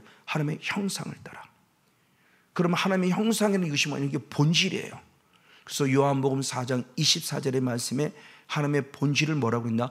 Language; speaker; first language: Korean; native; Korean